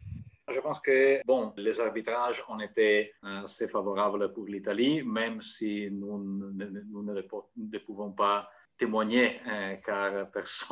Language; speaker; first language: French; non-native, fluent; Italian